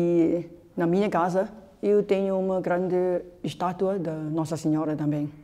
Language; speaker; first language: Portuguese; non-native, local second language; Cantonese